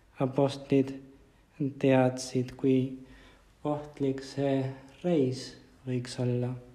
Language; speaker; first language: Estonian; non-native, fluent; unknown